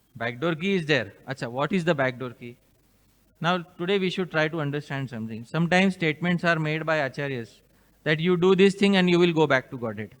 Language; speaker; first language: English; non-native, local second language; Hindi